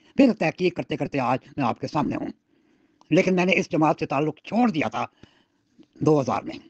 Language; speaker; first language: Urdu; non-native, local second language; Punjabi